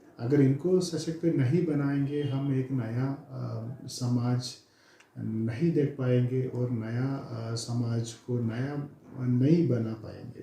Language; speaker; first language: Hindi; non-native, local second language; Malayalam